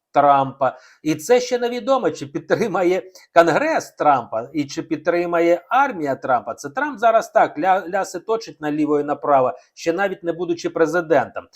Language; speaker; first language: Ukrainian; non-native, local second language; Russian